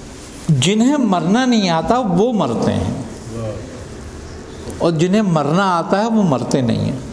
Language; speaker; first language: Urdu; native; Urdu